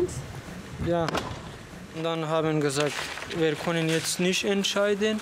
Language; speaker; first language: German; non-native, learner; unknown